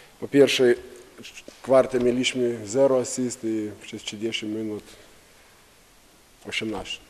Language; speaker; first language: Polish; non-native, fluent; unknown